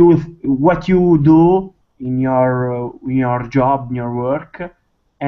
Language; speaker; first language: English; non-native, learner; Italian